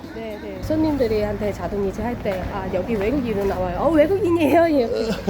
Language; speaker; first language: Korean; non-native, fluent; Cantonese